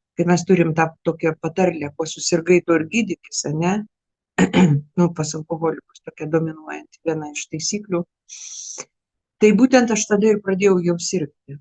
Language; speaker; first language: Lithuanian; native; Lithuanian